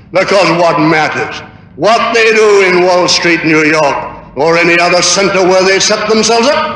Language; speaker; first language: English; native; English